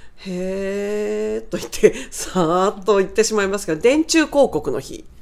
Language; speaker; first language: Japanese; native; Japanese